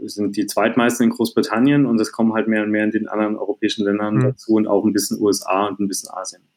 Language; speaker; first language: German; native; German